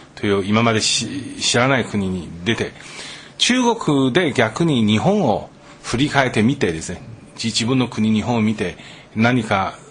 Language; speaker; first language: Japanese; non-native, fluent; Chinese